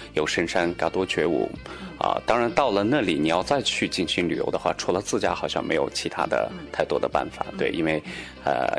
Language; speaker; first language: Chinese; non-native, local second language; Tibetan